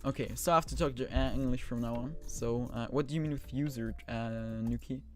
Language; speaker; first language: English; non-native, fluent; German